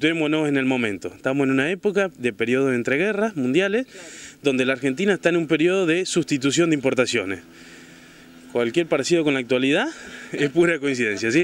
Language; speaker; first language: Spanish; native; Spanish